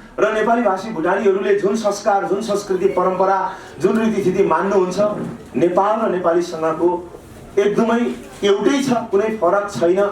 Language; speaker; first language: Nepali; native; Nepali